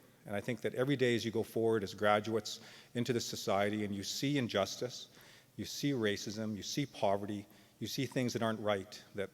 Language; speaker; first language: English; native; English